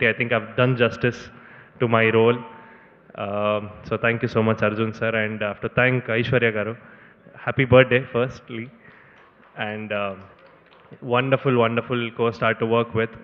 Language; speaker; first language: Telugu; non-native, learner; Kannada